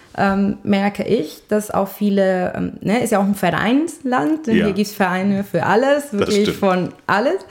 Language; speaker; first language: German; non-native, fluent; Spanish